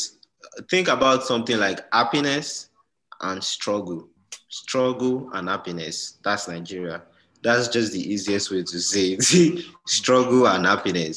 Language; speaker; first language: English; non-native, local second language; Yoruba